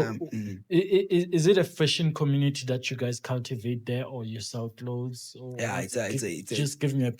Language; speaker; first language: English; non-native, local second language; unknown